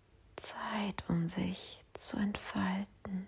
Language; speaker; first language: German; native; German